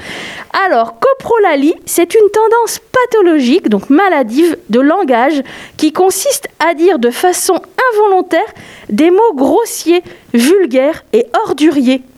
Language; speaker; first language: French; native; French